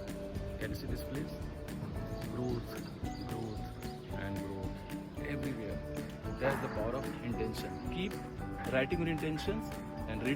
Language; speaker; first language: English; non-native, local second language; Hindi